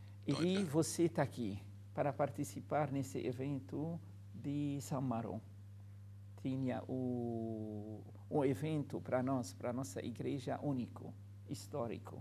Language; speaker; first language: Portuguese; non-native, fluent; Arabic